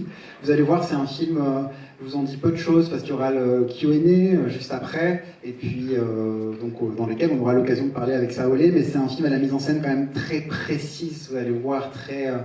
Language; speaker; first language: French; native; French